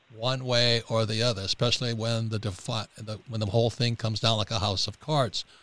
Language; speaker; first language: English; native; English